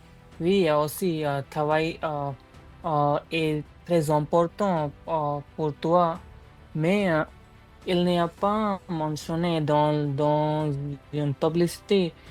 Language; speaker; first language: French; non-native, learner; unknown